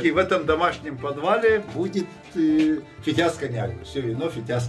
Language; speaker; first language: Russian; non-native, local second language; Gagauz